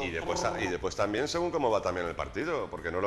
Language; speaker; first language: Spanish; native; Spanish